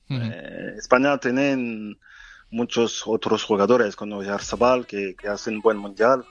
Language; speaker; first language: Spanish; non-native, fluent; French